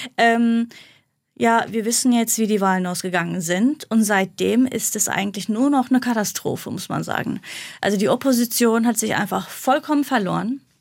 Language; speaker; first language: German; non-native, fluent; Kurdish